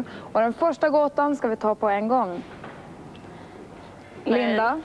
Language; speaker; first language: Swedish; native; Swedish